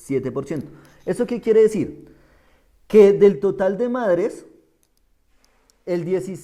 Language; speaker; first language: Spanish; native; Spanish